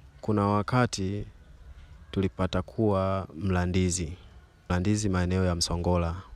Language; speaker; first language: Swahili; native; Swahili